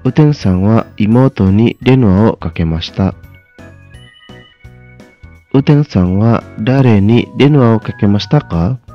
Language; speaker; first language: Japanese; non-native, fluent; Indonesian